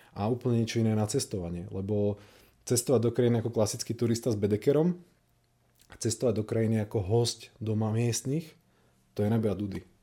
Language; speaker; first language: Slovak; native; Slovak